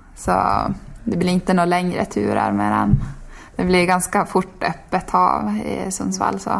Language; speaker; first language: Swedish; native; Swedish